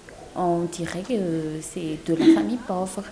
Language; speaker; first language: French; non-native, local second language; Malagasy